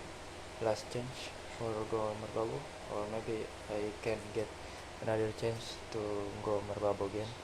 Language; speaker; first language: English; non-native, learner; Indonesian